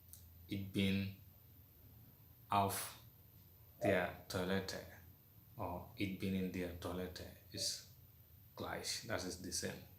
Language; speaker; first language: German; non-native, fluent; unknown